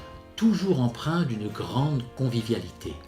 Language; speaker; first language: French; native; French